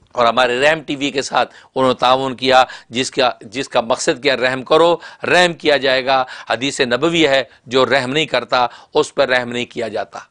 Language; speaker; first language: Urdu; non-native, local second language; Punjabi